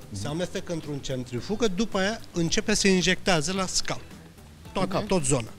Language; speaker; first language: Romanian; non-native, fluent; Turkish